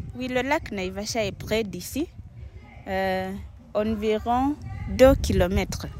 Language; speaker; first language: French; non-native, learner; Swahili